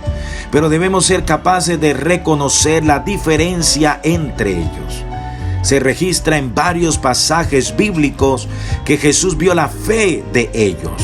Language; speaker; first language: Spanish; native; Spanish